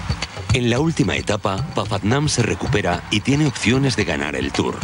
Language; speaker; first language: Spanish; native; Spanish